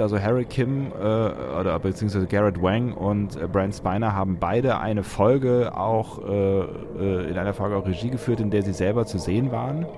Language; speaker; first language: German; native; German